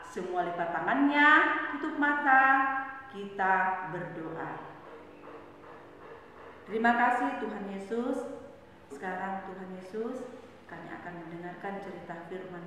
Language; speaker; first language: Indonesian; native; Indonesian